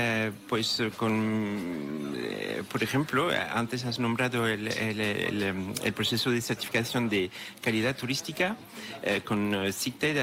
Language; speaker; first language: Spanish; non-native, fluent; French